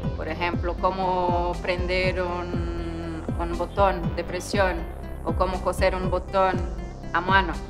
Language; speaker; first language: Spanish; non-native, fluent; Portuguese